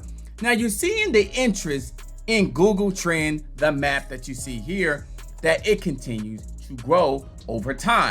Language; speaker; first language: English; native; English